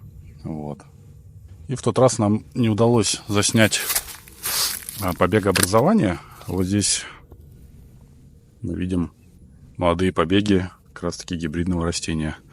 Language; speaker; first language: Russian; native; Russian